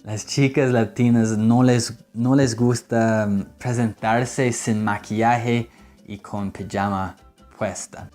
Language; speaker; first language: Spanish; non-native, fluent; English